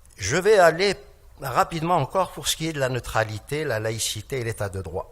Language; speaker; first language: French; non-native, local second language; Kabyle